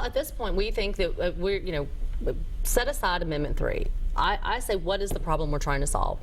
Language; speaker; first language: English; native; English